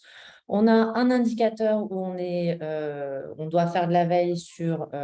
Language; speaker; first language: French; native; French